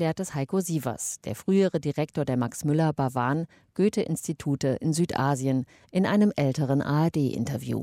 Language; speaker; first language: German; native; German